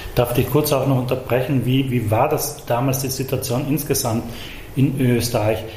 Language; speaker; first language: German; native; German